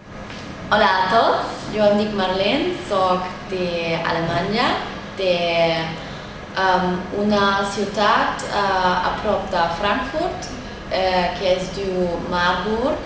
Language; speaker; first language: Catalan; non-native, learner; German